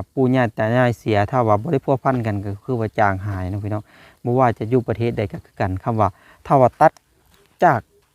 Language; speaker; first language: Thai; native; Thai